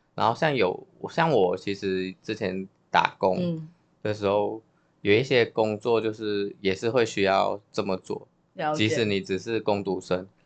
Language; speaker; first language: Chinese; native; Chinese